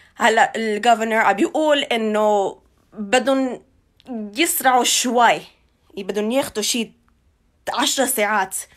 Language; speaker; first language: Arabic; early bilingual, heritage; Arabic